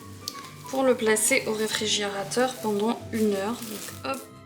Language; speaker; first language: French; native; French